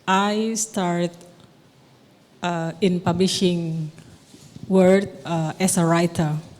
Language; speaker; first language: English; non-native, local second language; Indonesian